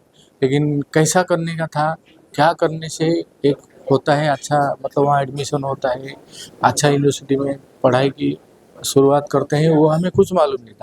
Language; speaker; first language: Hindi; non-native, local second language; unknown